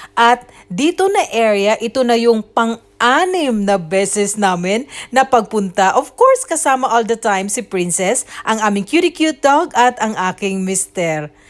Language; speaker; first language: Filipino; native; Filipino